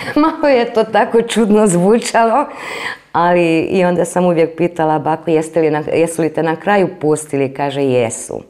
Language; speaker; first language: Croatian; non-native, local second language; Hungarian